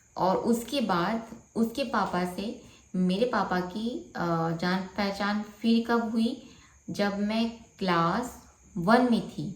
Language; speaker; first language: Hindi; non-native, local second language; Bangla